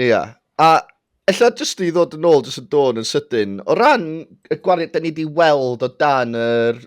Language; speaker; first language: Welsh; native; Welsh